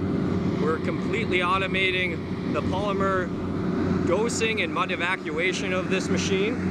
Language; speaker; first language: English; native; English